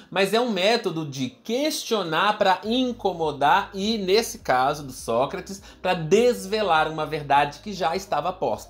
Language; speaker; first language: Portuguese; native; Portuguese